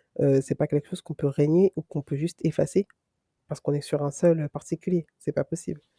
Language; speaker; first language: French; native; French